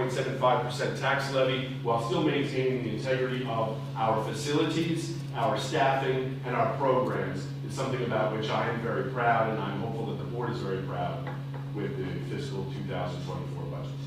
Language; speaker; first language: English; native; English